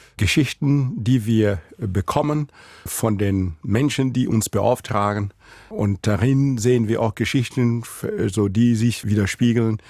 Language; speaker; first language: German; non-native, fluent; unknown